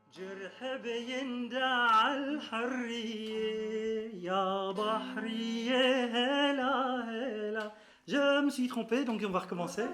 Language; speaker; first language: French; early bilingual, other home language; Arabic